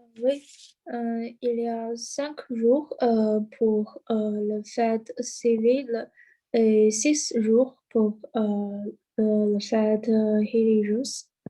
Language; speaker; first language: French; non-native, learner; Chinese